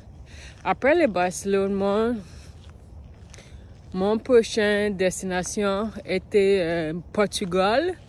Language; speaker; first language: French; non-native, learner; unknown